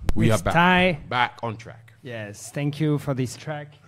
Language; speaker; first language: English; non-native, learner; French